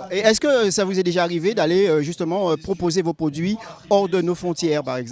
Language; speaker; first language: French; native; French